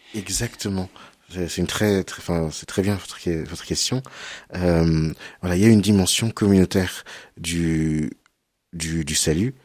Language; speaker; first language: French; native; French